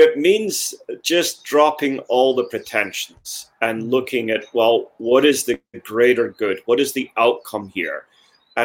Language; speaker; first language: English; native; English